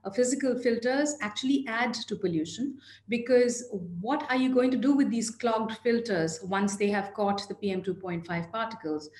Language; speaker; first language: English; non-native, local second language; Hindi